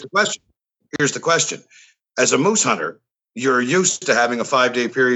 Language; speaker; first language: English; native; English